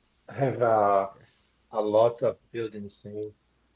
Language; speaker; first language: English; non-native, local second language; Portuguese